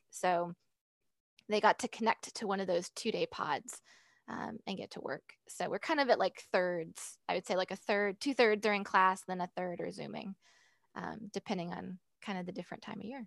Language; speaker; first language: English; native; English